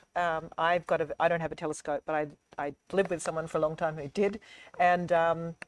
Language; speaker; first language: English; native; English